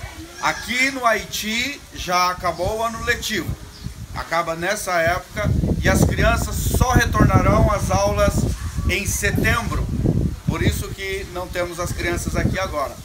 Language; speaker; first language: Portuguese; native; Portuguese